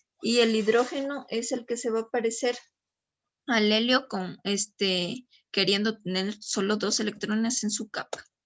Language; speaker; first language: Spanish; native; Spanish